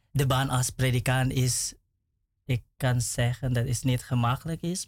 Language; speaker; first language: Dutch; non-native, learner; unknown